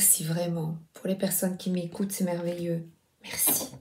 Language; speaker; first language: French; native; French